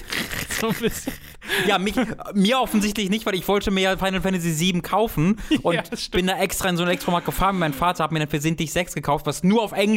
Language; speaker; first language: German; native; German